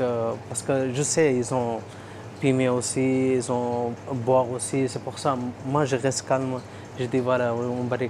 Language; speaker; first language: French; non-native, learner; Persian